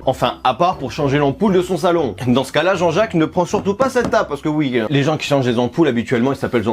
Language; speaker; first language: French; native; French